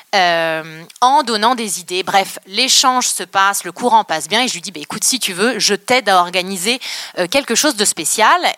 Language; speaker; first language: French; native; French